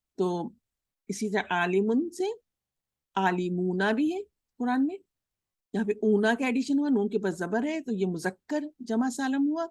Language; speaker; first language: Urdu; native; Urdu